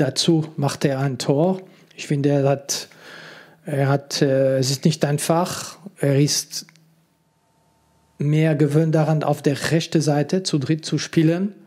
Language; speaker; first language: German; non-native, local second language; French